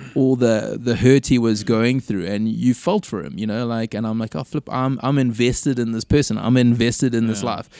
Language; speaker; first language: English; native; English